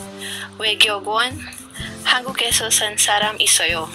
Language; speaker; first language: Korean; non-native, learner; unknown